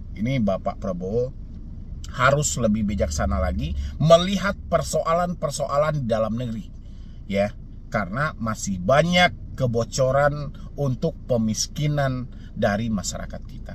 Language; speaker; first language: Indonesian; native; Indonesian